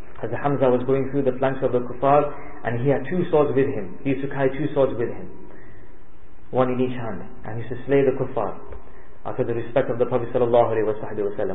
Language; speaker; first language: English; early bilingual, other home language; Urdu